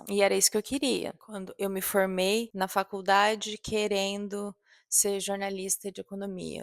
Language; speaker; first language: Portuguese; native; Portuguese